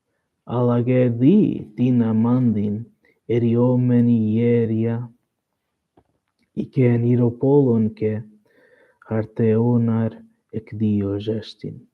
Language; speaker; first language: Greek; non-native, learner; Portuguese